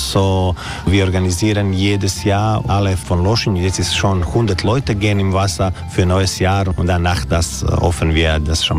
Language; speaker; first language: German; non-native, learner; Croatian